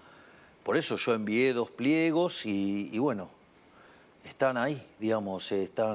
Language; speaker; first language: Spanish; native; Spanish